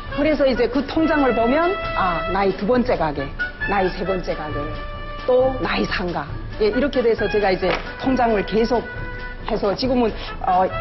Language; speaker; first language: Korean; native; Korean